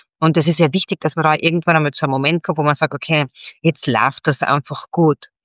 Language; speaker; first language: German; native; German